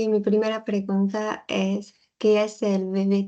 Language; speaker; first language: Spanish; non-native, fluent; French